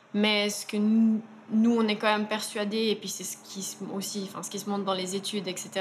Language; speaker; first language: French; native; French